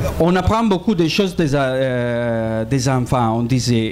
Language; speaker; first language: French; non-native, fluent; Italian